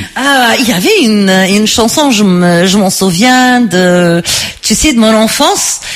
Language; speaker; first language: French; non-native, fluent; Portuguese